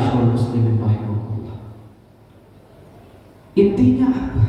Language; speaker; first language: Indonesian; native; Indonesian